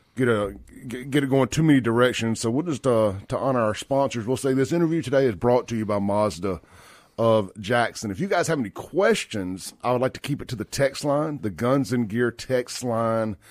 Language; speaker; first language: English; native; English